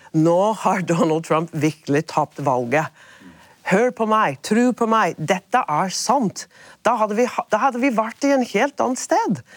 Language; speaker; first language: Norwegian; non-native, fluent; English